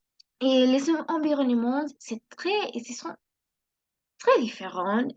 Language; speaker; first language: French; non-native, learner; Spanish